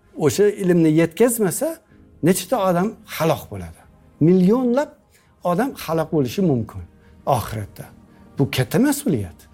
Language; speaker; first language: Uzbek; non-native, fluent; English